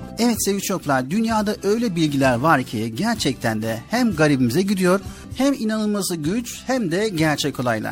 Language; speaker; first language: Turkish; native; Turkish